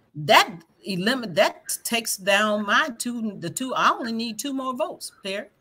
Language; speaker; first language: English; native; English